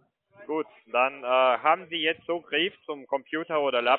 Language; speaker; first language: German; non-native, fluent; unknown